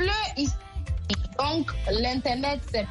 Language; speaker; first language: French; non-native, learner; Akan